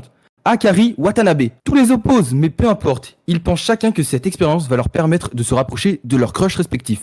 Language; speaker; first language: French; native; French